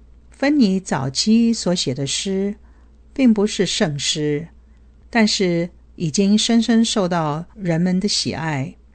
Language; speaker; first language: Chinese; native; Chinese